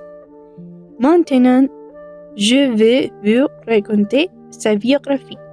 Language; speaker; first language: French; non-native, learner; Spanish